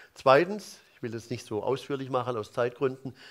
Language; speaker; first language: German; native; German